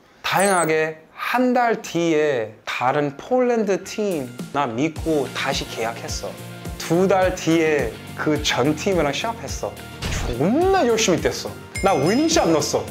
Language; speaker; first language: Korean; non-native, fluent; English